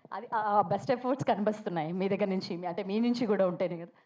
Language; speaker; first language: Telugu; native; Telugu